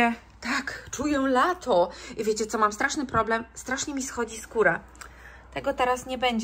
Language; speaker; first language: Polish; native; Polish